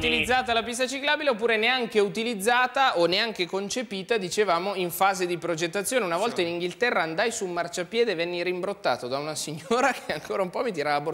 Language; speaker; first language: Italian; native; Italian